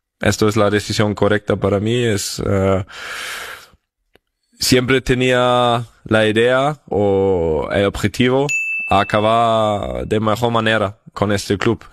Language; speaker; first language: Spanish; non-native, fluent; German